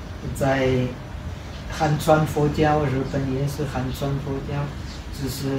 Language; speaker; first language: Chinese; non-native, fluent; Czech